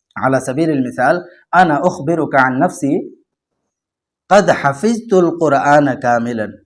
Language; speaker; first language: Arabic; non-native, fluent; Urdu